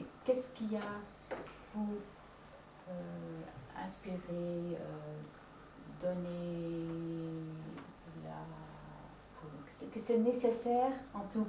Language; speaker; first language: French; non-native, fluent; Dutch